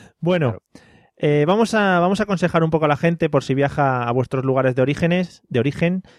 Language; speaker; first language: Spanish; native; Spanish